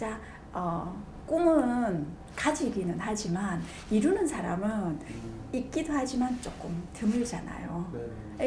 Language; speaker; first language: Korean; native; Korean